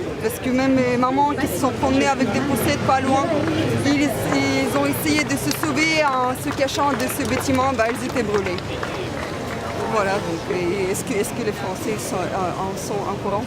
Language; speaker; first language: French; non-native, fluent; Russian